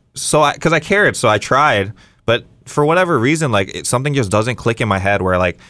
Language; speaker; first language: English; native; English